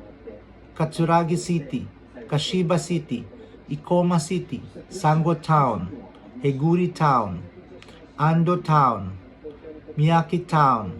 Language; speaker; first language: English; non-native, local second language; Filipino